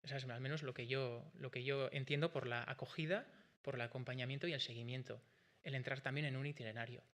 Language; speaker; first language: Spanish; non-native, local second language; Basque